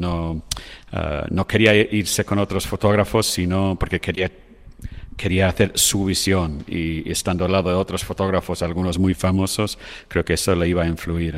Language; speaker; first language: Spanish; non-native, fluent; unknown